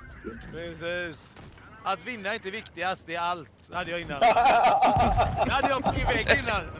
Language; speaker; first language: Swedish; native; Swedish